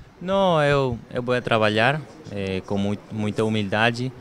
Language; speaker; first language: Portuguese; non-native, learner; Spanish